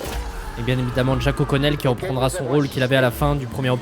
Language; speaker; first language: French; native; French